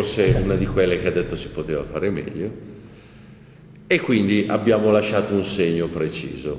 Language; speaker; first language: Italian; native; Italian